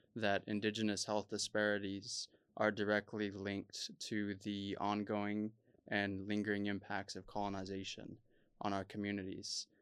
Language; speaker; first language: English; native; English